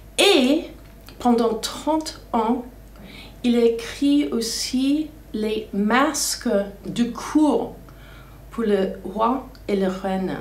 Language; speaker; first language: French; non-native, fluent; English